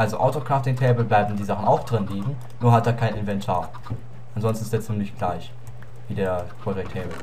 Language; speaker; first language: German; native; German